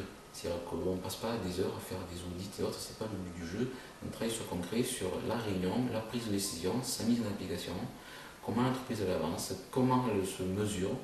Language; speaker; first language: French; native; French